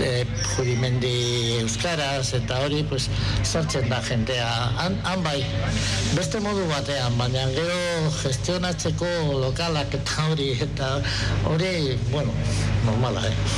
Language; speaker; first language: Basque; non-native, local second language; Spanish